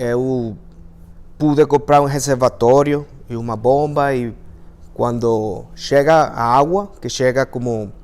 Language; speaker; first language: Portuguese; non-native, fluent; Spanish